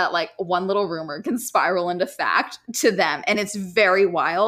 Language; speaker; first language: English; native; English